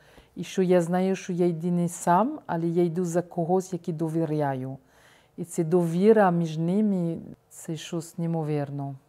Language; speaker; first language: Ukrainian; non-native, fluent; French